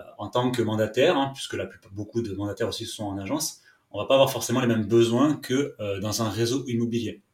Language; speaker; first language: French; native; French